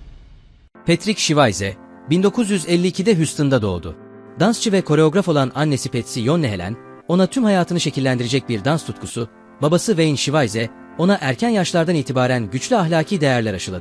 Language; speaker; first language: Turkish; native; Turkish